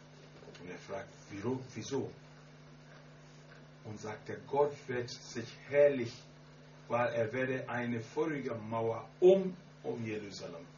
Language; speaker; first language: German; non-native, learner; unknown